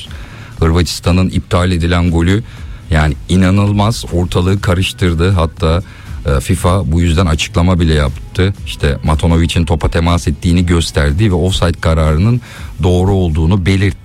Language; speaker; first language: Turkish; native; Turkish